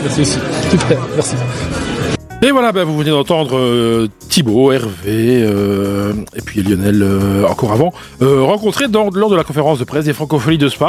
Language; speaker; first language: French; native; French